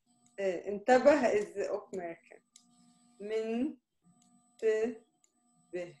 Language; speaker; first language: Dutch; non-native, fluent; Arabic